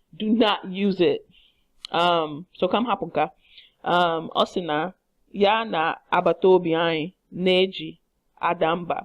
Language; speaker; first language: Igbo; non-native, learner; English